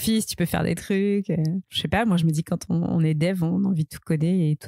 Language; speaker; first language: French; native; French